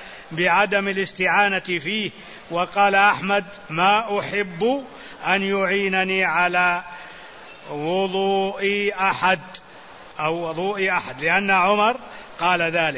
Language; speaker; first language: Arabic; native; Arabic